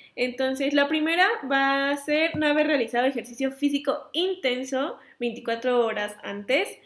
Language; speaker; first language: Spanish; native; Spanish